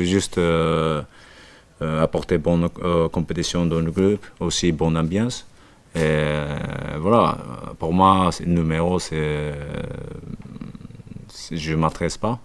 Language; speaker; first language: French; non-native, learner; Japanese